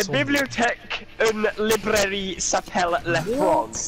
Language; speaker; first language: French; non-native, learner; English